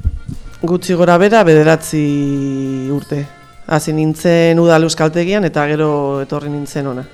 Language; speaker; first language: Basque; non-native, local second language; Spanish